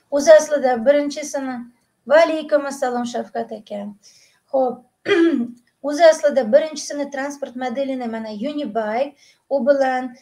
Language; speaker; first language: Uzbek; non-native, local second language; Russian